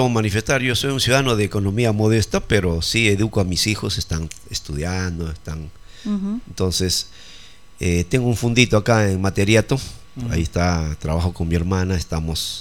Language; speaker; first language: Spanish; native; Spanish